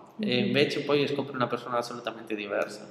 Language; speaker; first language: Italian; non-native, fluent; Spanish